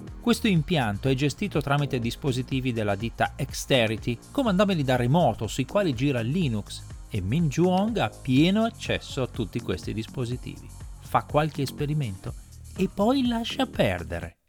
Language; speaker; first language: Italian; native; Italian